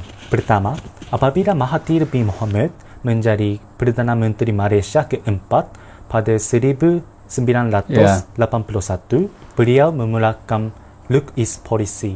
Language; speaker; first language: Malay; non-native, learner; Japanese